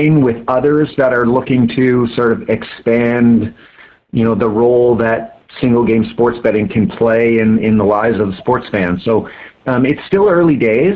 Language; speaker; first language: English; native; English